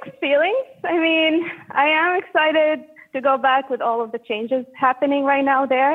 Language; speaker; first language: English; non-native, fluent; Arabic